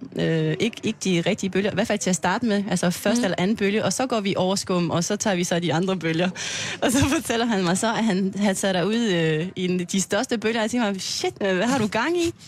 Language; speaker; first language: Danish; non-native, fluent; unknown